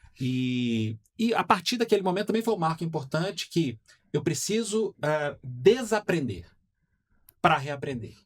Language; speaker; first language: Portuguese; native; Portuguese